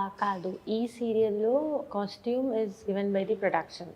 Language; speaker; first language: Telugu; non-native, learner; Bangla